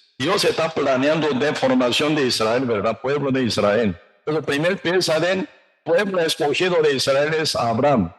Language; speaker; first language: Spanish; non-native, learner; Korean